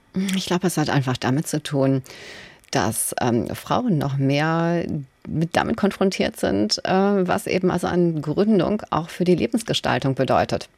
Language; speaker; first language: German; native; German